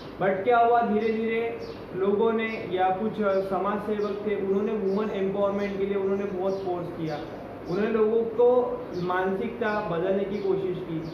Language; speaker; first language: Hindi; native; Hindi